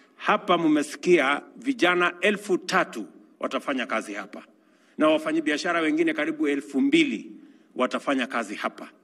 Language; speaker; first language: Swahili; non-native, local second language; Kalenjin